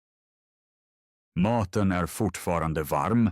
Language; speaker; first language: Swedish; non-native, fluent; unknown